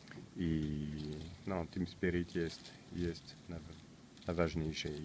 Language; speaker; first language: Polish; non-native, learner; French